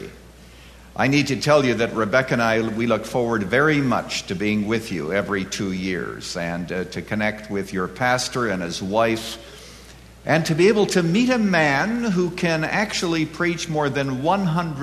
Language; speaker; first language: English; native; English